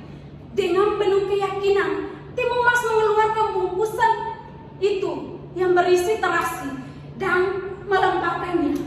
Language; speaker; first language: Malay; non-native, learner; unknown